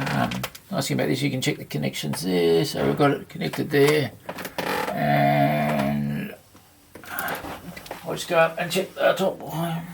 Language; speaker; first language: English; native; English